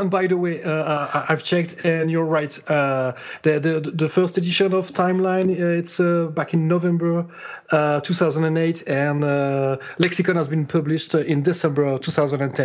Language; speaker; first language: English; non-native, fluent; French